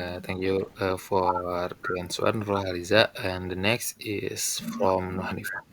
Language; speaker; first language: English; non-native, learner; Indonesian